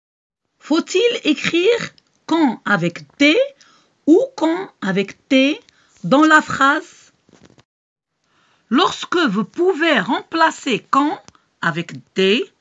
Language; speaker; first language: French; non-native, local second language; Arabic